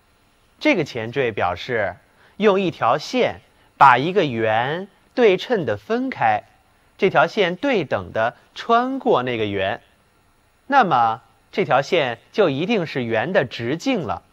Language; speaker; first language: Chinese; native; Chinese